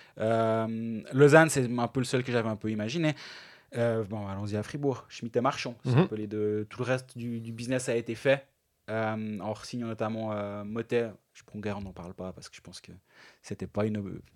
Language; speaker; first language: French; native; French